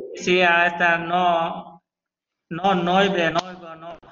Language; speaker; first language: Spanish; non-native, learner; Bangla